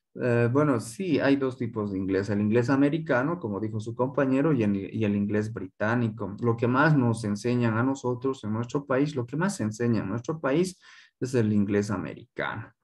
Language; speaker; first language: Spanish; non-native, local second language; Quechua